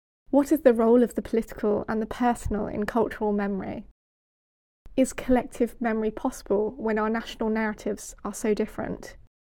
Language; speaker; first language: English; native; English